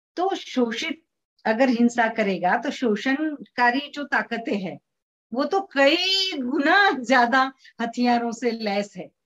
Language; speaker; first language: Hindi; non-native, local second language; Marathi